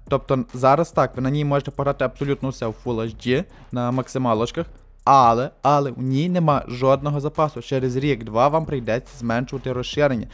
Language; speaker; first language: Ukrainian; native; Ukrainian